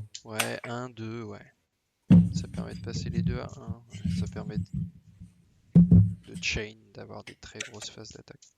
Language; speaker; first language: French; native; French